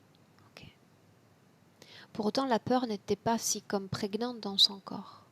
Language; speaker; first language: French; native; French